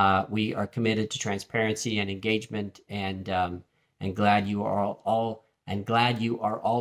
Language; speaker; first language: English; early bilingual, other home language; French